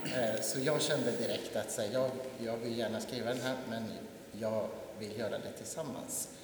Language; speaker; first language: Swedish; native; Swedish